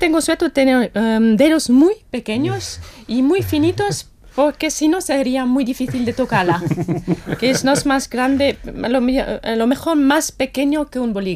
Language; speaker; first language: Spanish; non-native, fluent; German